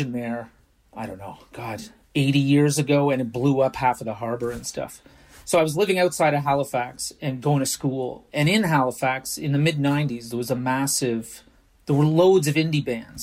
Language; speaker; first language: English; native; English